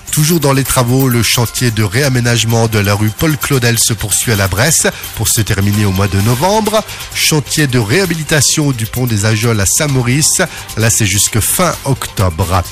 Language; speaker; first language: French; native; French